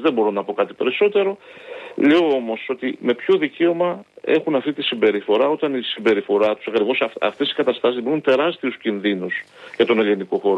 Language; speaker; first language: Greek; native; Greek